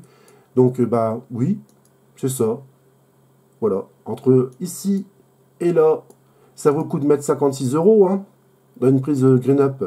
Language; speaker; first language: French; native; French